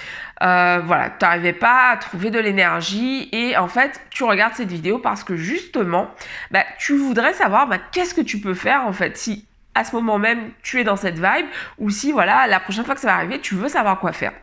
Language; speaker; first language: French; native; French